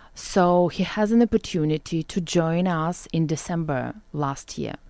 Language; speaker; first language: English; non-native, learner; Ukrainian